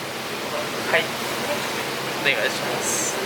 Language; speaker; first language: Japanese; native; Japanese